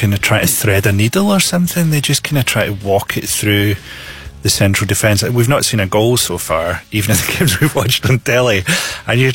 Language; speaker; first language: English; native; English